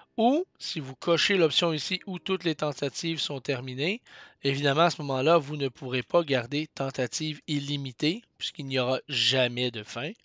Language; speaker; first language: French; native; French